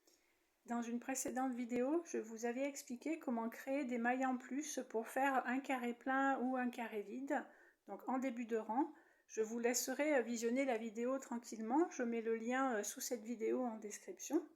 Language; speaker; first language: French; native; French